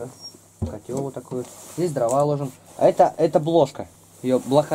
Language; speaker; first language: Russian; native; Russian